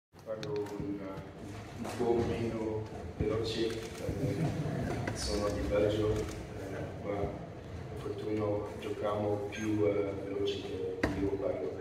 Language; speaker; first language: Italian; non-native, learner; Dutch